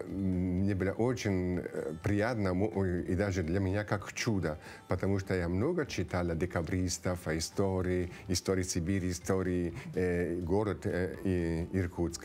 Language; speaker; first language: Russian; non-native, fluent; Italian